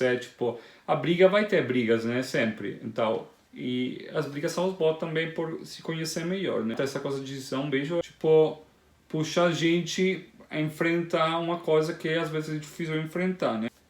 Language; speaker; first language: Portuguese; non-native, fluent; Italian